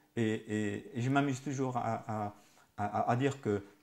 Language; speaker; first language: French; native; French